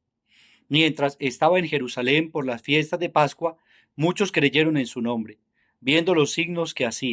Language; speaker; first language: Spanish; native; Spanish